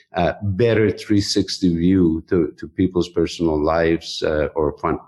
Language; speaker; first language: English; non-native, fluent; Persian